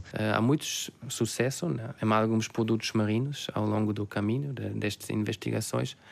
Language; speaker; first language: Portuguese; non-native, fluent; German